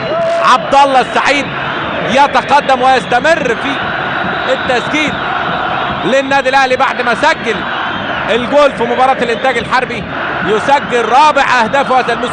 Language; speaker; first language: Arabic; native; Arabic